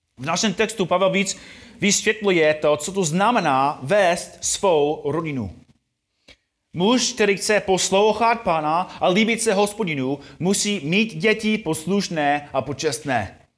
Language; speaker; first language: Czech; non-native, fluent; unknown